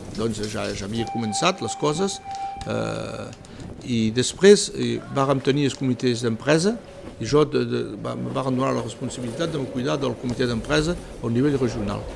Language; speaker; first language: Catalan; early bilingual, heritage; Catalan